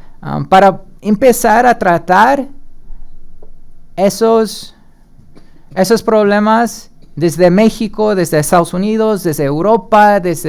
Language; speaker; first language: Spanish; early bilingual, heritage; Spanish